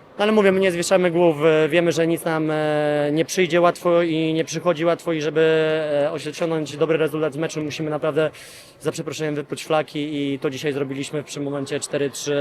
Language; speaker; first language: Polish; native; Polish